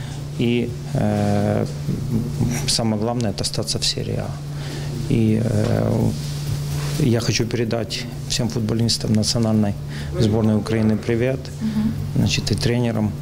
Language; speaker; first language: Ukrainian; non-native, local second language; Russian